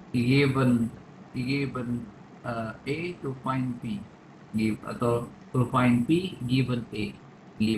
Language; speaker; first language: English; non-native, fluent; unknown